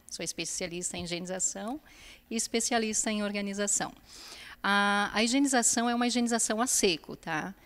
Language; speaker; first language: Portuguese; native; Portuguese